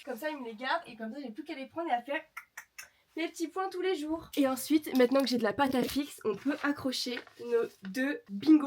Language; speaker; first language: French; native; French